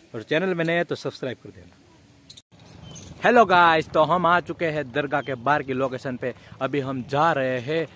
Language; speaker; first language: Hindi; non-native, local second language; Gujarati